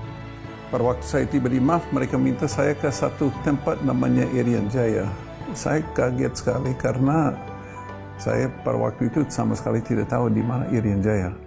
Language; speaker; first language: Indonesian; non-native, fluent; English